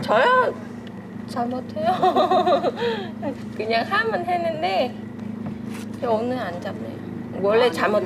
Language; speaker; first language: Korean; non-native, fluent; Vietnamese